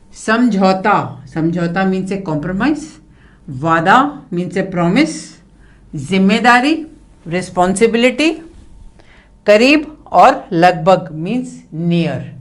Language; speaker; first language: Hindi; non-native, local second language; Tamil